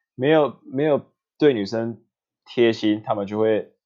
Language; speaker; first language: Chinese; non-native, fluent; Japanese